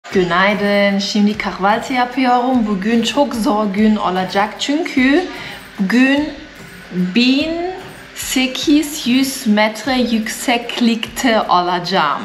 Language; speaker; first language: Turkish; non-native, learner; German